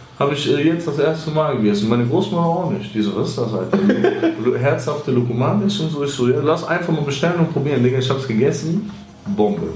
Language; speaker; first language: German; early bilingual, other home language; Greek